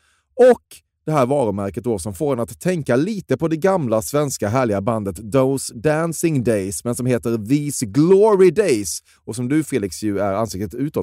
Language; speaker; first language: Swedish; native; Swedish